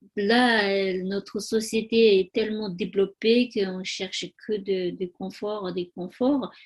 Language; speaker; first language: French; non-native, learner; Tibetan